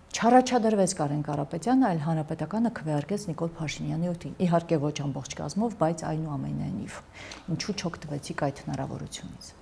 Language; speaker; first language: Armenian; native; Armenian